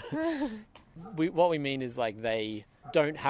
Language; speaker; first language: English; native; English